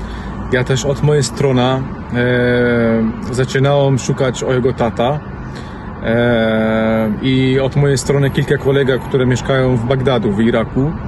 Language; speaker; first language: Polish; non-native, learner; Central Kurdish